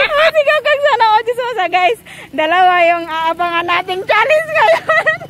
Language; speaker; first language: Filipino; non-native, local second language; Cebuano